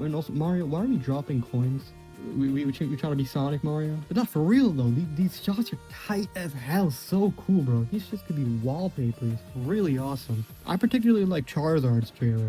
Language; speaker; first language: English; native; English